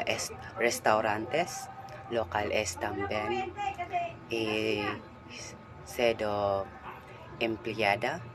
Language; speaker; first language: Spanish; non-native, learner; Cebuano